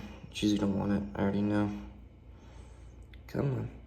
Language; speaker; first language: English; native; English